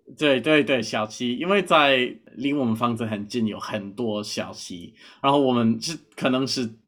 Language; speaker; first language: Chinese; non-native, fluent; English